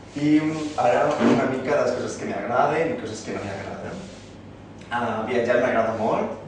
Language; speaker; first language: Catalan; non-native, local second language; Spanish